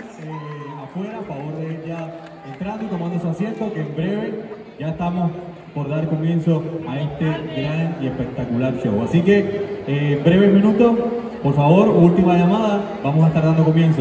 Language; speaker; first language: Spanish; native; Spanish